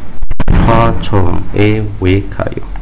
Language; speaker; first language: Korean; non-native, learner; Chinese